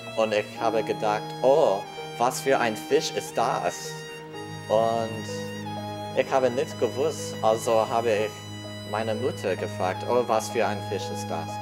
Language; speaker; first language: German; non-native, learner; English